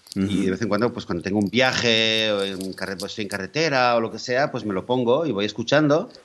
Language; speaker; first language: Spanish; native; Spanish